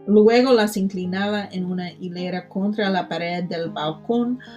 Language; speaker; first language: Spanish; non-native, fluent; English